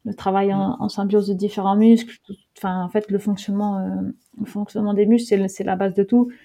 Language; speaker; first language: French; early bilingual, heritage; Dutch